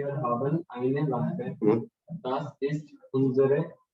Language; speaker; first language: German; non-native, learner; Hindi